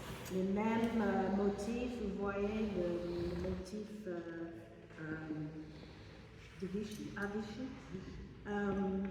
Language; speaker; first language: French; non-native, fluent; English